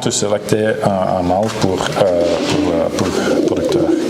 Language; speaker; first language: French; non-native, learner; Dutch